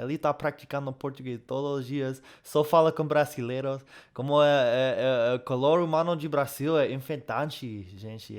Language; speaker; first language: Portuguese; non-native, fluent; English